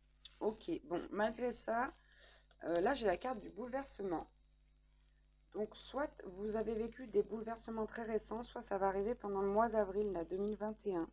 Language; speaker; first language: French; native; French